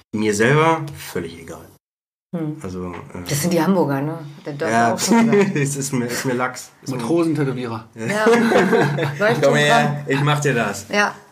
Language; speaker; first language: German; native; German